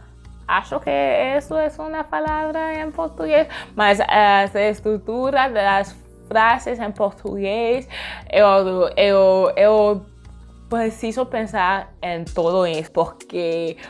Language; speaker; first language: Portuguese; non-native, learner; French